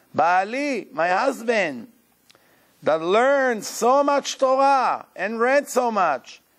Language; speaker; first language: English; non-native, fluent; Hebrew